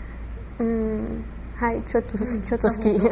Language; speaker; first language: Japanese; non-native, learner; Spanish